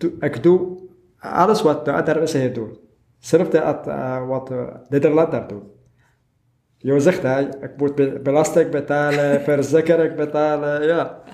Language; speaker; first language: Dutch; non-native, learner; Arabic